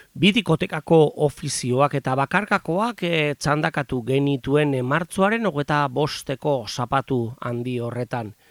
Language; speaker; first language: Basque; native; Basque